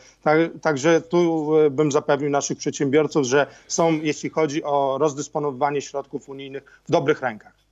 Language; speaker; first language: Polish; native; Polish